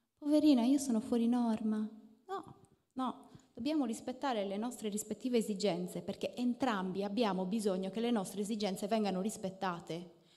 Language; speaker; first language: Italian; native; Italian